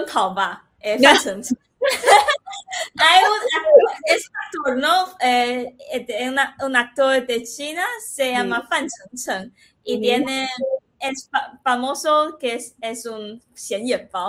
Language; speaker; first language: Spanish; non-native, fluent; Chinese